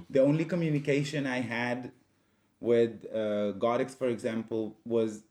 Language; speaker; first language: English; non-native, fluent; Hebrew